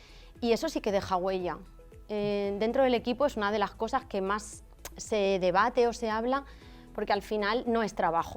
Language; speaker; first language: Spanish; native; Spanish